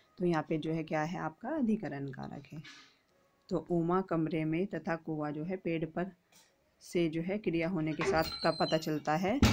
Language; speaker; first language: Hindi; native; Hindi